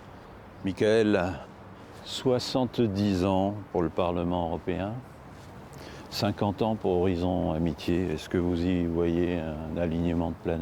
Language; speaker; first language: French; native; French